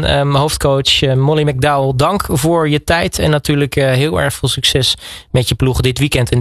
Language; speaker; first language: Dutch; native; Dutch